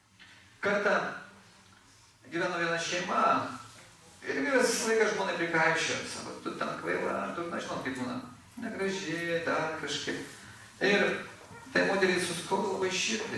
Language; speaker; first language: Lithuanian; native; Lithuanian